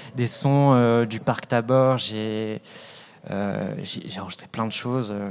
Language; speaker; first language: French; native; French